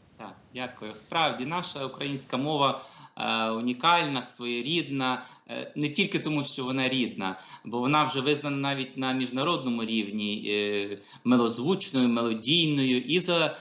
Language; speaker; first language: Ukrainian; native; Ukrainian